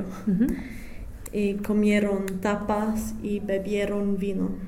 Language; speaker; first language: Spanish; non-native, fluent; English